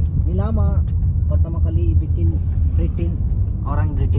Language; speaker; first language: Indonesian; non-native, learner; Hindi